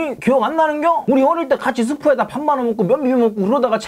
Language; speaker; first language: Korean; native; Korean